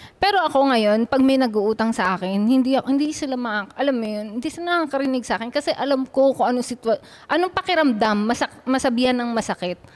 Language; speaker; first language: Filipino; native; Filipino